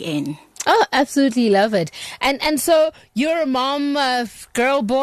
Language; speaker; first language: English; non-native, local second language; Xhosa